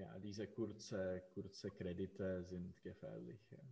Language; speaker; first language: German; non-native, learner; Czech